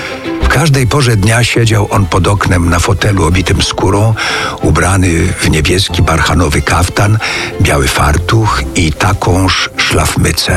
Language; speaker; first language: Polish; native; Polish